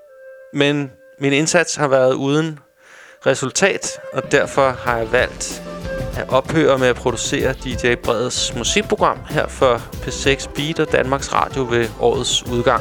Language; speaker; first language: Danish; native; Danish